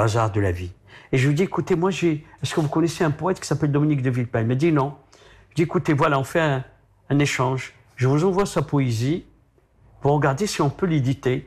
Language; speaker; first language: French; non-native, local second language; Arabic